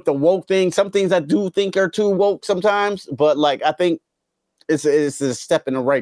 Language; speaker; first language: English; native; English